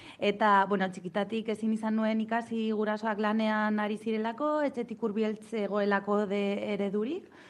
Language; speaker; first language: Basque; non-native, local second language; Spanish